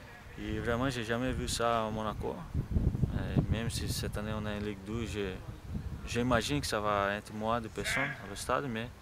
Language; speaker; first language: French; non-native, fluent; Portuguese